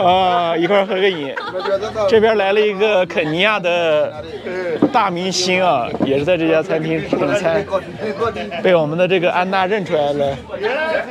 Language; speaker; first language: Chinese; native; Chinese